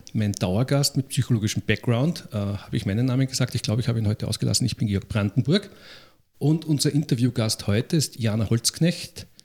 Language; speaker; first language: German; native; German